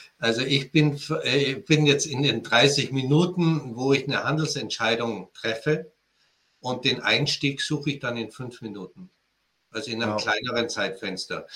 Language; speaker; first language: German; native; German